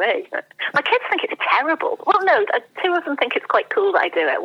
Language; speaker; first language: English; native; English